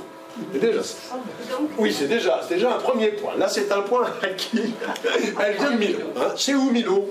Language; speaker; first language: French; native; French